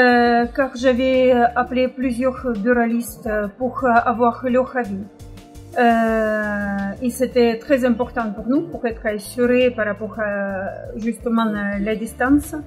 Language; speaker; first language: French; non-native, fluent; Russian